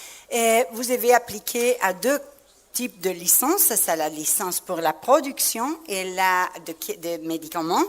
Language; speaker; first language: French; non-native, fluent; Spanish